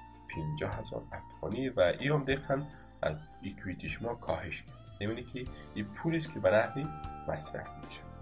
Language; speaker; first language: Persian; native; Persian